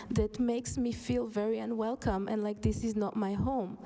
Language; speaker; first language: English; non-native, fluent; Hebrew